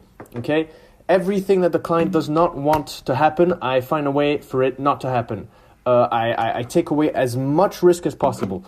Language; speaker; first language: English; non-native, fluent; French